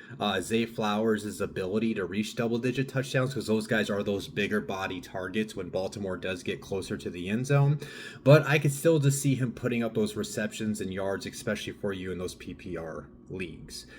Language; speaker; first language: English; native; English